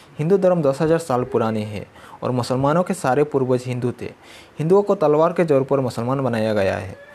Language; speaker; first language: Hindi; native; Hindi